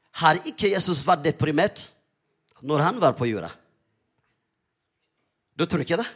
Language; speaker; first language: Norwegian; non-native, fluent; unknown